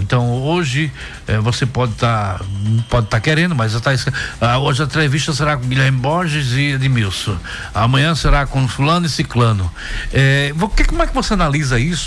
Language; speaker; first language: Portuguese; native; Portuguese